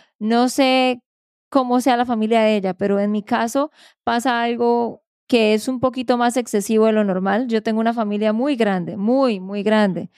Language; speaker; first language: Spanish; native; Spanish